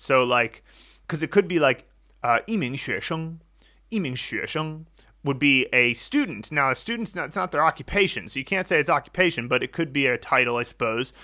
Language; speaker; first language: English; native; English